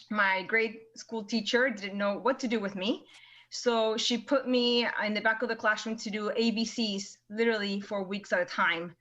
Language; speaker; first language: English; early bilingual, other home language; Spanish